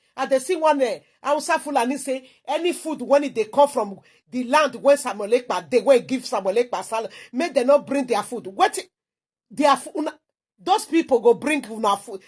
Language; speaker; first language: Nigerian Pidgin; non-native, local second language; Igbo